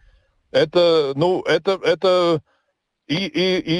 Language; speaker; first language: Russian; non-native, local second language; Latvian